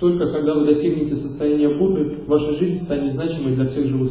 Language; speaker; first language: Russian; native; Russian